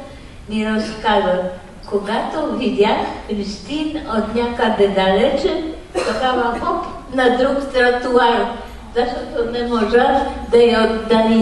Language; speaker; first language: Bulgarian; non-native, fluent; Polish